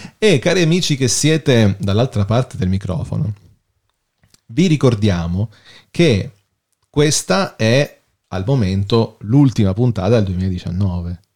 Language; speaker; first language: Italian; native; Italian